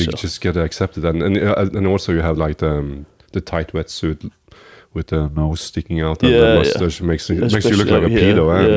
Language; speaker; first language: English; non-native, fluent; Norwegian